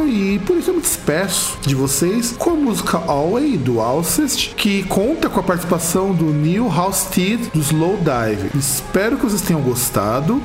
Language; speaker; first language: Portuguese; native; Portuguese